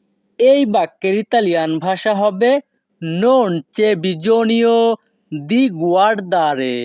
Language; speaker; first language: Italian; non-native, fluent; Bangla